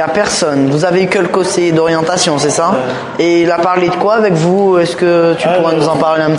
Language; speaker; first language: French; native; French